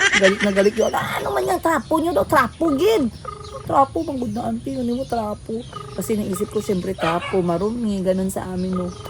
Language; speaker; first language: Filipino; non-native, local second language; Hiligaynon